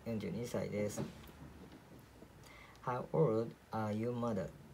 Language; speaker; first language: English; non-native, learner; Japanese